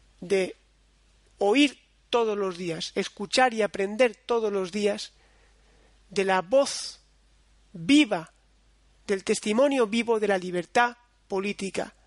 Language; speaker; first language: Spanish; native; Spanish